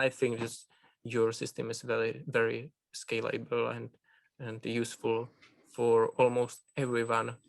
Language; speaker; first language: English; non-native, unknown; Czech